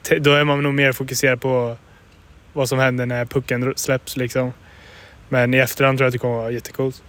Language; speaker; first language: Swedish; native; Swedish